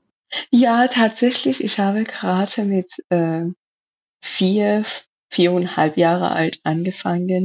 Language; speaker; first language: German; non-native, learner; Persian